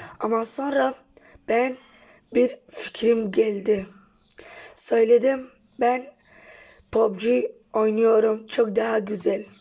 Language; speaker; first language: Turkish; non-native, learner; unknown